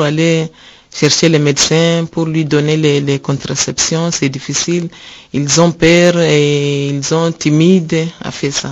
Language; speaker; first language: French; non-native, learner; Rundi